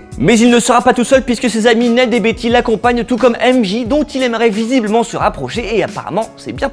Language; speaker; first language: French; native; French